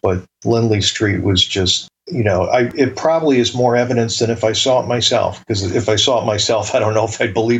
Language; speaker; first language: English; native; English